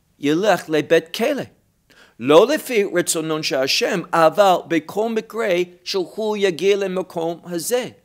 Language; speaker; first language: Hebrew; non-native, fluent; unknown